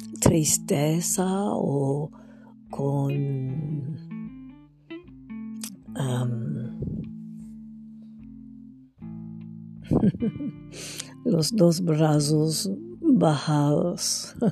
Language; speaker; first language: Spanish; non-native, fluent; French